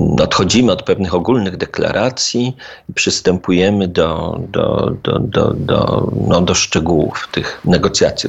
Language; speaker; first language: Polish; native; Polish